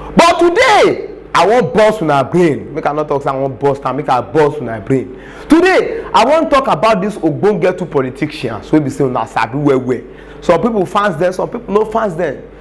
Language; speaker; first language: Nigerian Pidgin; non-native, local second language; Yoruba